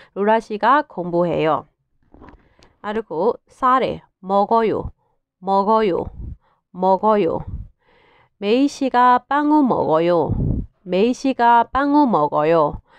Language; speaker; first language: Korean; non-native, fluent; Burmese